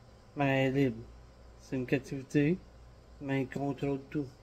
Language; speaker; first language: French; native; French